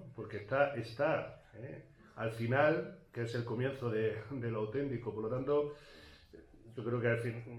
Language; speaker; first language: Spanish; native; Spanish